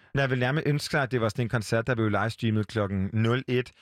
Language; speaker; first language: Danish; native; Danish